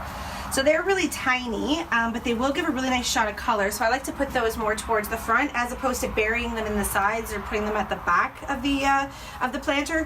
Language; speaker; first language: English; native; English